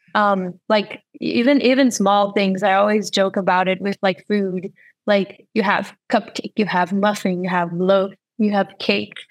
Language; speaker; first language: English; non-native, fluent; Portuguese